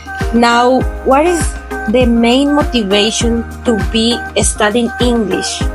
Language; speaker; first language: English; non-native, learner; Spanish